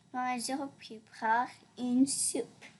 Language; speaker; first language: French; non-native, learner; English